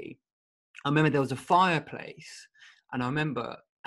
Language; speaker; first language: English; native; English